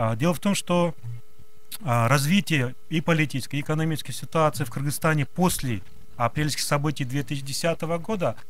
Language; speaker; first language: Russian; non-native, local second language; Kyrgyz